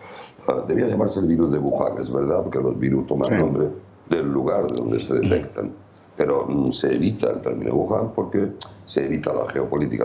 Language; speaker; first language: Spanish; native; Spanish